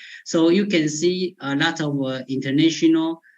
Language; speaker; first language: English; non-native, fluent; Chinese